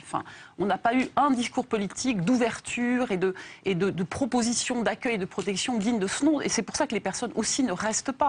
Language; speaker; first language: French; native; French